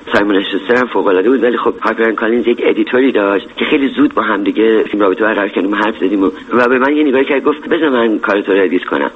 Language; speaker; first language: Persian; native; Persian